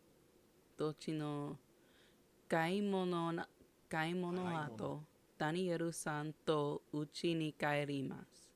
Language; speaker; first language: Japanese; non-native, learner; English